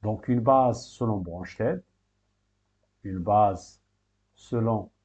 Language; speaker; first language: French; non-native, local second language; Arabic